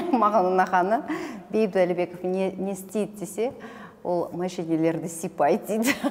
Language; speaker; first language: Kazakh; non-native, local second language; Russian